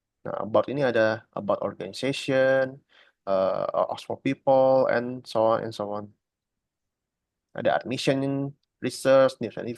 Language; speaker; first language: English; non-native, learner; Indonesian